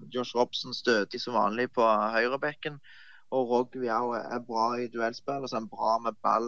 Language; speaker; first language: Norwegian; native; Norwegian